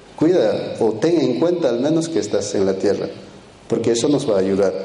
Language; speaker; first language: Spanish; early bilingual, other home language; Quechua